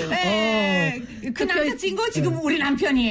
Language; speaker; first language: Korean; non-native, fluent; Italian